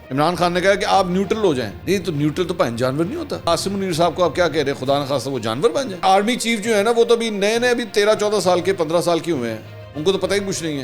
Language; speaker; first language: Urdu; native; Urdu